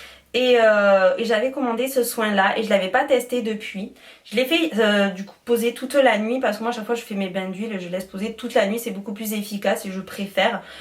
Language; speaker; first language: French; native; French